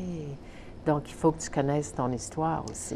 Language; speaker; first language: French; native; French